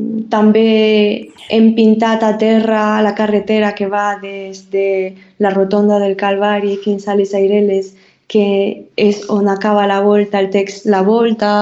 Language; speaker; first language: Catalan; non-native, learner; Spanish